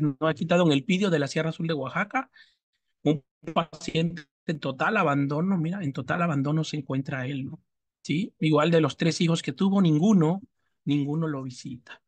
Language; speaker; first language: Spanish; native; Spanish